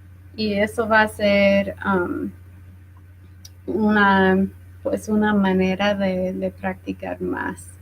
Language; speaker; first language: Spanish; non-native, fluent; English